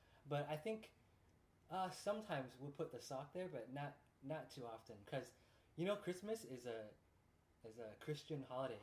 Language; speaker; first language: English; native; English